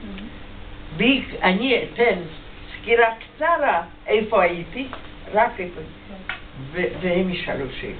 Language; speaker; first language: Hebrew; non-native, fluent; Yiddish